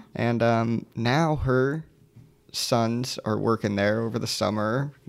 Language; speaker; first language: English; native; English